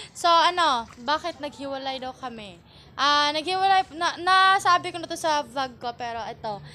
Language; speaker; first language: Filipino; non-native, local second language; Cebuano